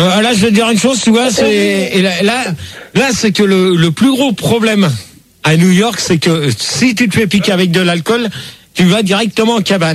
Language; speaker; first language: French; native; French